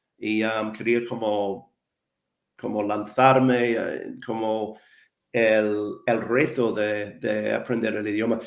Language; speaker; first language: Spanish; non-native, fluent; English